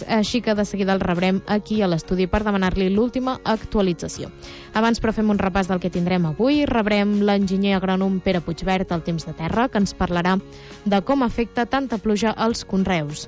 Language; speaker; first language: Catalan; native; Catalan